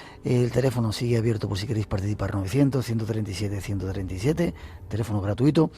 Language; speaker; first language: Spanish; native; Spanish